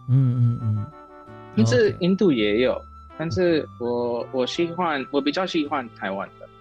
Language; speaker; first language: Chinese; non-native, learner; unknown